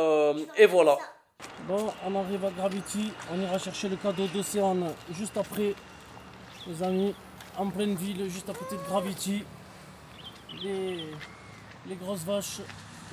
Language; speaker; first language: French; native; French